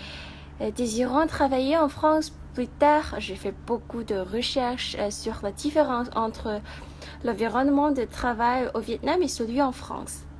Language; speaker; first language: French; non-native, fluent; Vietnamese